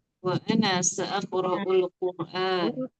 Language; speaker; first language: Arabic; non-native, learner; Indonesian